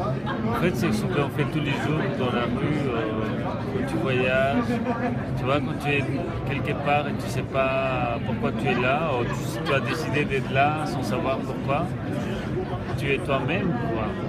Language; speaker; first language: French; non-native, fluent; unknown